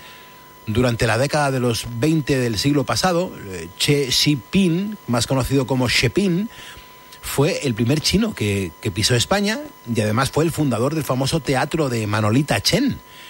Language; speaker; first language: Spanish; native; Spanish